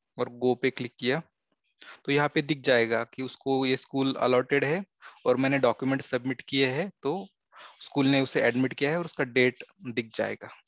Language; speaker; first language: Hindi; non-native, local second language; Marathi